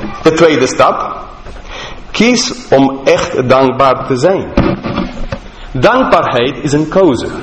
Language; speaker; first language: Dutch; non-native, fluent; English